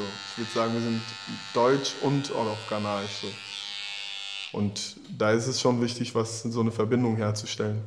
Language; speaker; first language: German; early bilingual, other home language; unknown